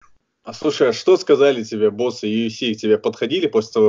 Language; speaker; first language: Russian; native; Russian